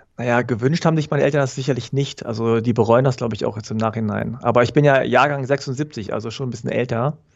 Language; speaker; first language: German; early bilingual, other home language; Korean